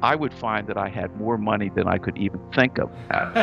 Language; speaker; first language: English; native; English